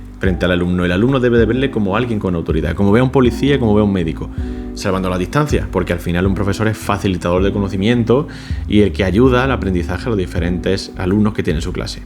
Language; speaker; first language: Spanish; native; Spanish